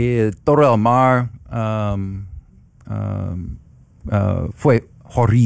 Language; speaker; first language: Spanish; non-native, learner; English